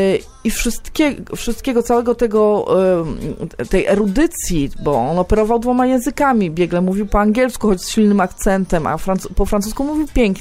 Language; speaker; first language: Polish; native; Polish